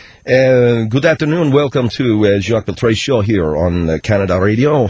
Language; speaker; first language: English; native; English